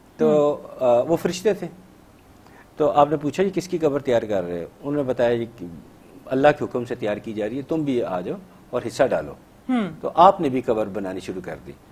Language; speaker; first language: Urdu; native; Urdu